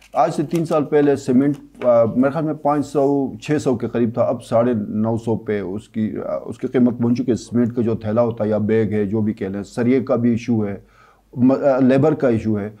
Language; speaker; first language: Urdu; non-native, local second language; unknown